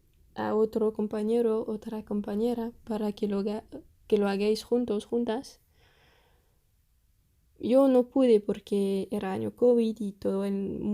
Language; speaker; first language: Spanish; non-native, fluent; French